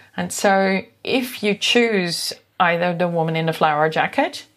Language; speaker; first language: English; non-native, fluent; Dutch